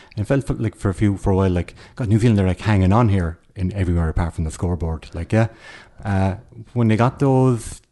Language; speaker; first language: English; native; English